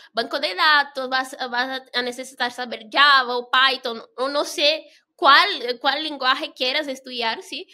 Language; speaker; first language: Spanish; non-native, fluent; Portuguese